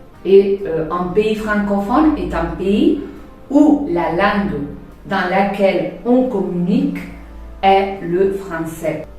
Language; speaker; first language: French; non-native, fluent; Spanish